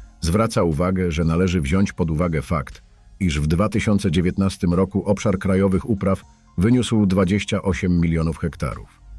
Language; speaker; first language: Polish; native; Polish